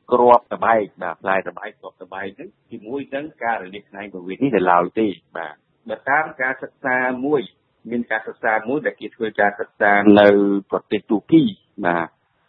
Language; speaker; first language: Khmer; native; Khmer